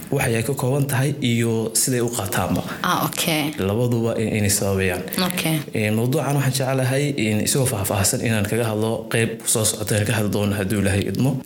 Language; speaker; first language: Somali; native; Somali